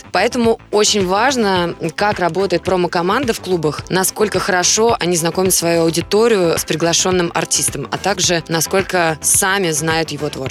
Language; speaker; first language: Russian; native; Russian